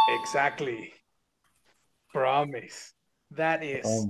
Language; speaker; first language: English; non-native, fluent; Spanish